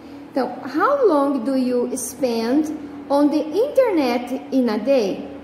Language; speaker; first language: English; non-native, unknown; Portuguese